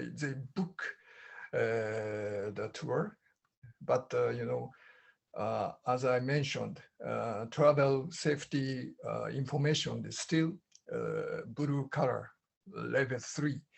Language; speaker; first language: English; non-native, learner; Japanese